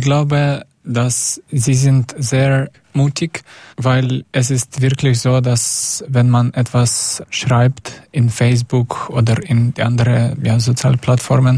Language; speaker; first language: German; non-native, learner; Russian